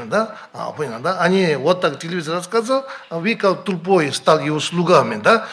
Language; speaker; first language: Russian; non-native, learner; Tibetan